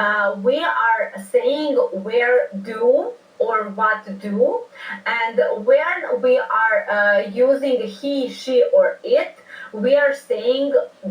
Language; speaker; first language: English; non-native, fluent; Serbian